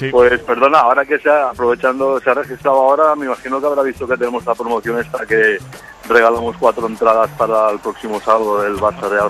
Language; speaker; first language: Spanish; native; Spanish